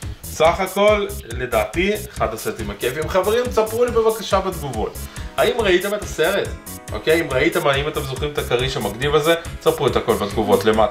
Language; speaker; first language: Hebrew; native; Hebrew